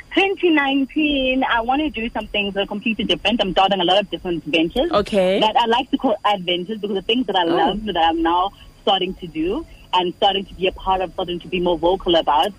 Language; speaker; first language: English; non-native, local second language; Xhosa